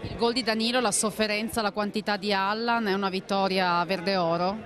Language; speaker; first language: Italian; native; Italian